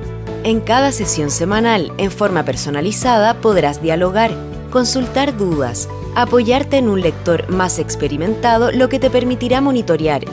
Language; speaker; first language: Spanish; native; Spanish